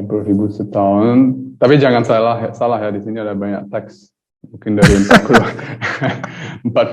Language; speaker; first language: Indonesian; early bilingual, heritage; German